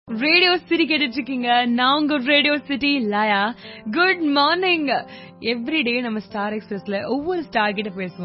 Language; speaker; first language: Tamil; native; Tamil